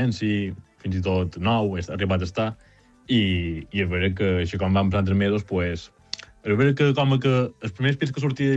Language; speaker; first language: Catalan; native; Catalan